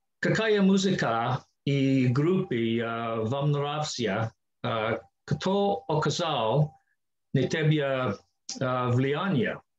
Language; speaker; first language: Russian; non-native, learner; English